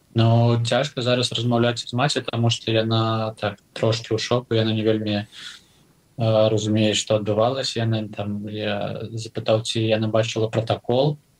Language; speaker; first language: Belarusian; non-native, local second language; Russian